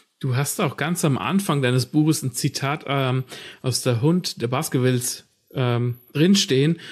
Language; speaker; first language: German; native; German